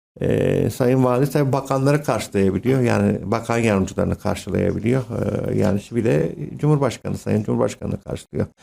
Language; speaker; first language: Turkish; native; Turkish